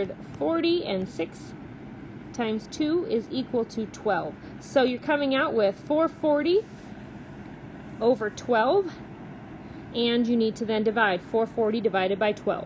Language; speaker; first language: English; native; English